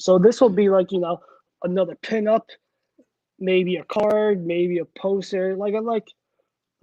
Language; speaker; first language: English; native; English